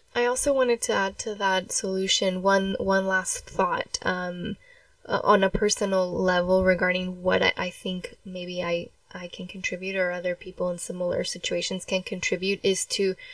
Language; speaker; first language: English; early bilingual, other home language; Spanish